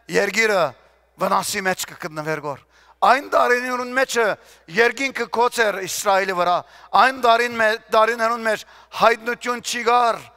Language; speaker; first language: Armenian; early bilingual, heritage; Armenian